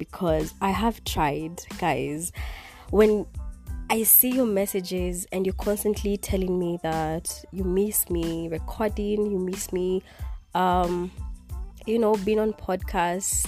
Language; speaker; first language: English; non-native, local second language; Kikuyu